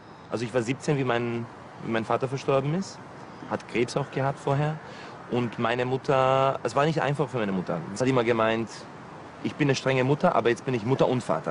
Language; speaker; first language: German; early bilingual, heritage; Italian